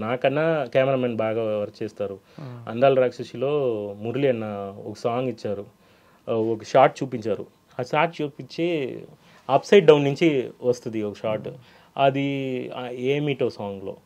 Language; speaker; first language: Telugu; non-native, local second language; Tamil